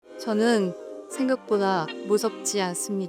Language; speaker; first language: Korean; native; Korean